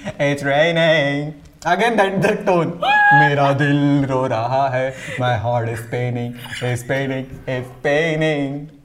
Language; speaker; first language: English; non-native, local second language; Hindi